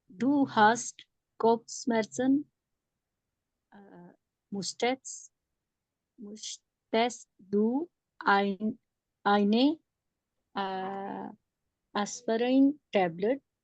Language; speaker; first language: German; non-native, learner; Urdu